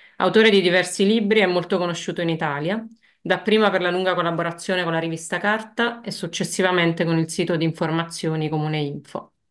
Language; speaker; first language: Italian; native; Italian